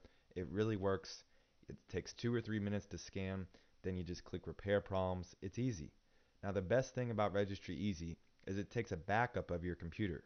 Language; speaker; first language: English; native; English